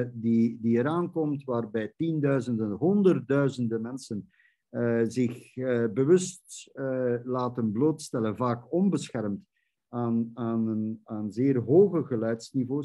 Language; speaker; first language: Dutch; native; Dutch